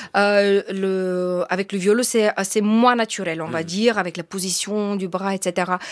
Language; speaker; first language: French; non-native, fluent; Bulgarian